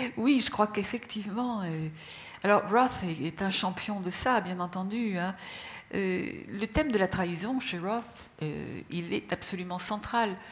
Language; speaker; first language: French; native; French